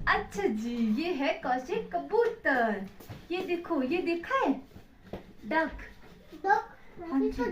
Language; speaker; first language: Hindi; native; Hindi